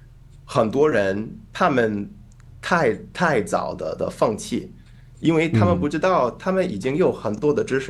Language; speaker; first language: Chinese; non-native, fluent; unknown